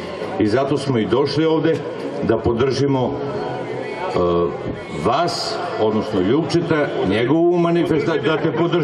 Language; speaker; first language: Bosnian; native; Bosnian